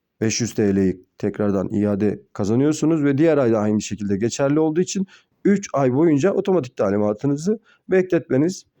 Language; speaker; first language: Turkish; native; Turkish